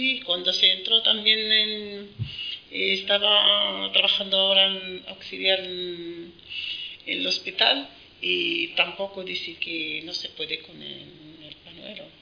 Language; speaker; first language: Spanish; non-native, learner; Arabic